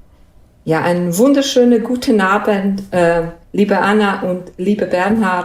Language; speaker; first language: German; non-native, fluent; Bosnian